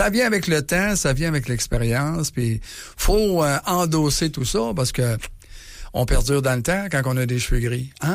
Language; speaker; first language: French; native; French